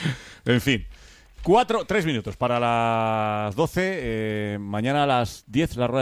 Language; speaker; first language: Spanish; native; Spanish